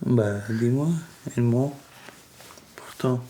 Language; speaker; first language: French; non-native, learner; Albanian